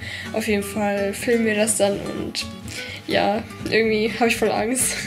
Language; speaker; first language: German; native; German